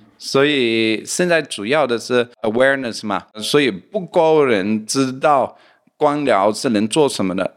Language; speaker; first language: Chinese; non-native, fluent; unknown